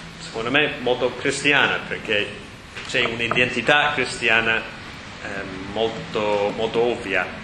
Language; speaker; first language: Italian; non-native, learner; English